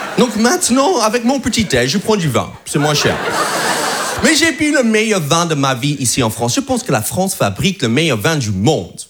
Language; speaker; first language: French; non-native, fluent; English